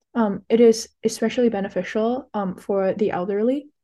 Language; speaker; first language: English; early bilingual, other home language; Chinese